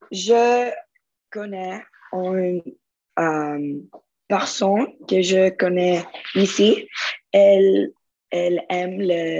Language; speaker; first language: French; non-native, learner; Spanish